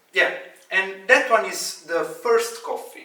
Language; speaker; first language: English; non-native, fluent; Italian